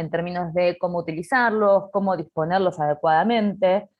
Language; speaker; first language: Spanish; native; Spanish